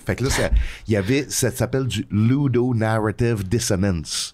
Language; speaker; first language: French; native; French